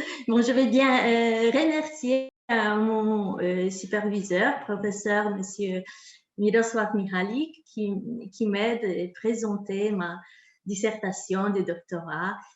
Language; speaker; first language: French; non-native, fluent; Polish